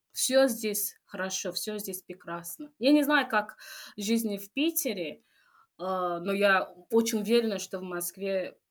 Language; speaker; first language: Russian; non-native, fluent; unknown